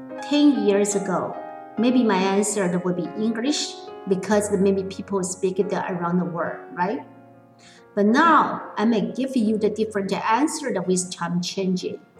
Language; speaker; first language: English; non-native, fluent; Chinese